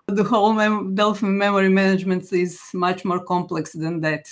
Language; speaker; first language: English; non-native, fluent; Croatian